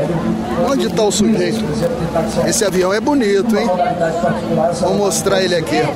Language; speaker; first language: Portuguese; native; Portuguese